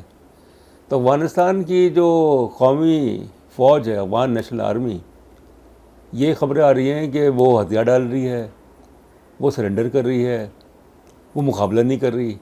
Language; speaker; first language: Urdu; native; Urdu